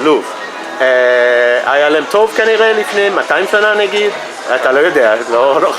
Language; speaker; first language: Hebrew; non-native, fluent; English